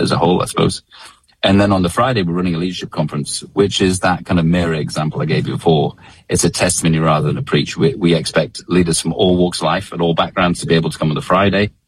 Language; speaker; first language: English; native; English